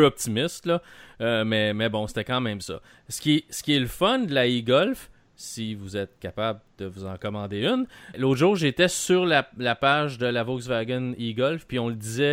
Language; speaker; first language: French; native; French